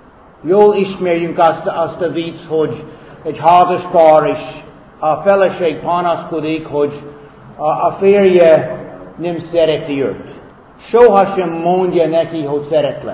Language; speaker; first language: Hungarian; non-native, fluent; English